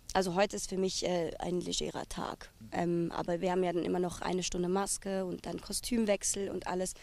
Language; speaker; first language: German; native; German